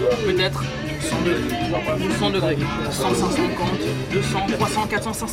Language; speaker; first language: French; native; French